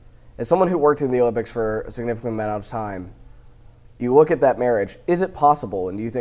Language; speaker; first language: English; native; English